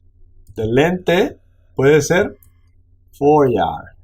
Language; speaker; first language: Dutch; non-native, learner; Spanish